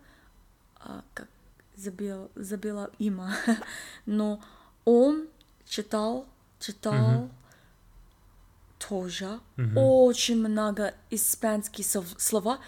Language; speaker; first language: Russian; non-native, learner; English